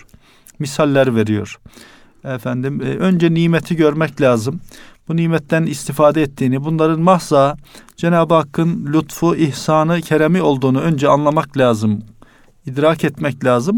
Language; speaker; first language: Turkish; native; Turkish